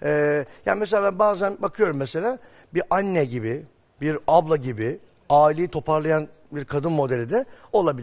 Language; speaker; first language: Turkish; native; Turkish